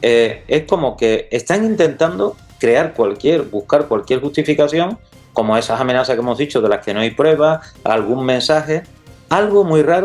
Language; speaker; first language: Spanish; native; Spanish